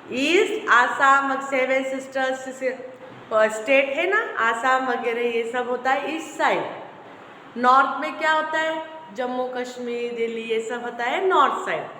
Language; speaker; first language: Hindi; non-native, local second language; Marathi